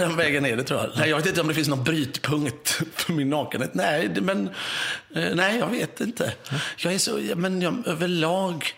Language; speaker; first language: Swedish; native; Swedish